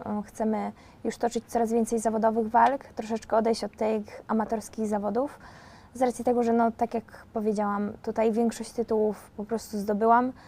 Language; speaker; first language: Polish; native; Polish